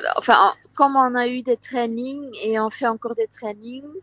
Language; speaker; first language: French; non-native, local second language; Dutch